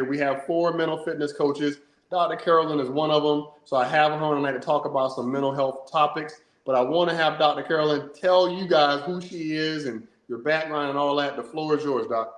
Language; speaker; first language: English; native; English